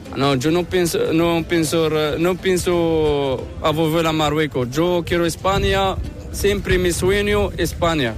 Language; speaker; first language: Spanish; non-native, learner; Arabic